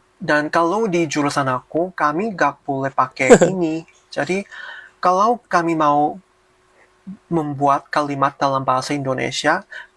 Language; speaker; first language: Indonesian; non-native, fluent; Korean